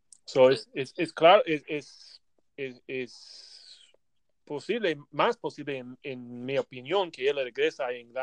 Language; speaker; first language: Spanish; non-native, learner; English